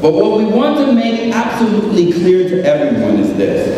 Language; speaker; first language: English; early bilingual, other home language; Spanish